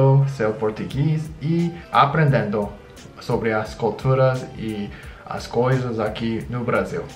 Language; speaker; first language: Portuguese; non-native, learner; English